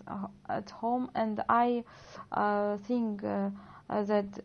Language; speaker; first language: English; non-native, learner; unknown